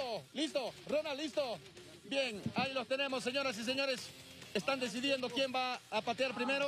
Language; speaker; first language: Spanish; native; Spanish